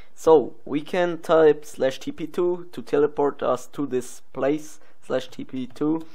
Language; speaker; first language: English; non-native, learner; Swiss German